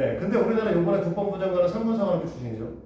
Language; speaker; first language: Korean; native; Korean